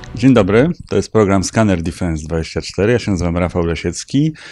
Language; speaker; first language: Polish; native; Polish